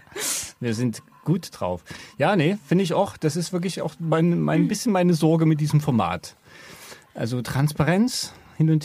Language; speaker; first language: German; native; German